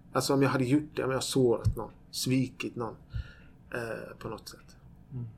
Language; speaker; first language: Swedish; native; Swedish